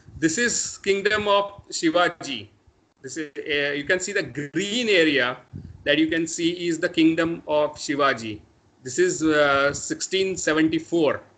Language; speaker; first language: English; non-native, local second language; Marathi